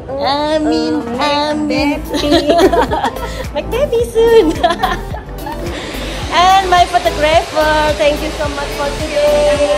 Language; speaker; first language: English; non-native, learner; Indonesian